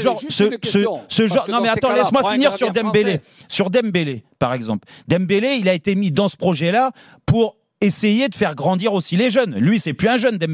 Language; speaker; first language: French; native; French